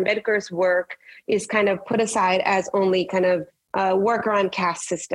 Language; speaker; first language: English; non-native, local second language; Marathi